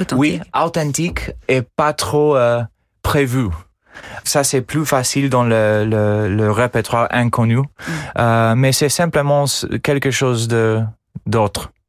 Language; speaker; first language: French; non-native, fluent; English